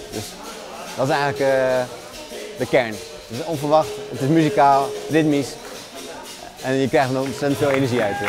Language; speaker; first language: Dutch; native; Dutch